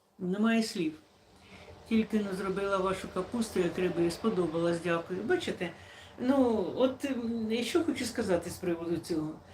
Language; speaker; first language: Ukrainian; non-native, local second language; Russian